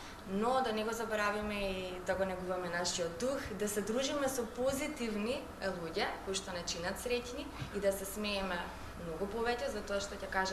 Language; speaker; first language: Macedonian; native; Macedonian